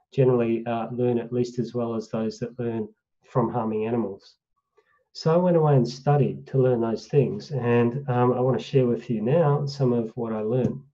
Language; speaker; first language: English; native; English